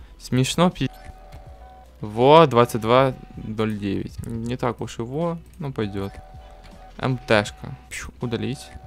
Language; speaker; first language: Russian; native; Russian